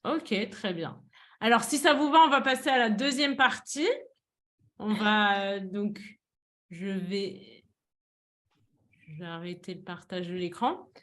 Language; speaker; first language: French; non-native, fluent; English